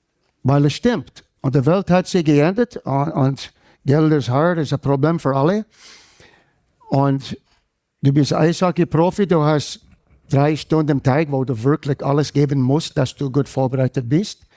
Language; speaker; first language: German; non-native, fluent; English